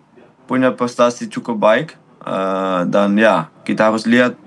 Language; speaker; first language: Indonesian; non-native, fluent; Dutch